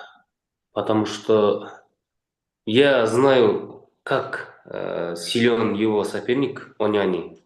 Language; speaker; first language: Russian; non-native, local second language; Kazakh